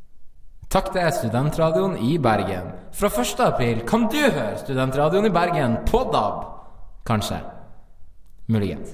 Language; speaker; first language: Norwegian; native; Norwegian